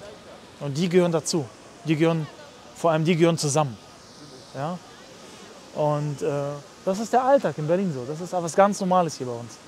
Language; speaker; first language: German; native; German